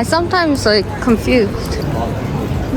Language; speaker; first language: English; non-native, learner; Korean